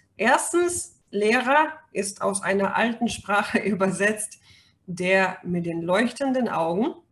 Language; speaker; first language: German; non-native, fluent; Russian